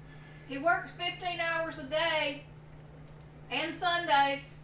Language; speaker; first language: English; native; English